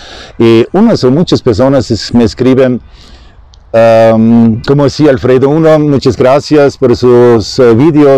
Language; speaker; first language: Spanish; non-native, learner; German